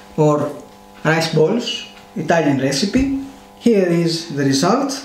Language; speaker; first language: English; non-native, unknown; Greek